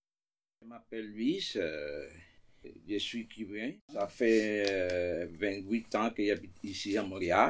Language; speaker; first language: French; non-native, fluent; Spanish